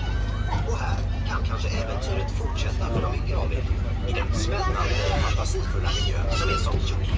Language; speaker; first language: Swedish; native; Swedish